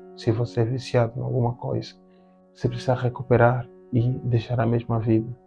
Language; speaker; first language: Portuguese; native; Portuguese